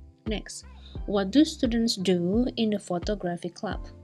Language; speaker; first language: English; non-native, fluent; Indonesian